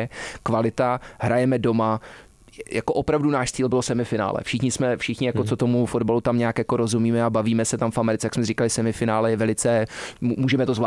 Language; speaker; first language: Czech; early bilingual, heritage; Czech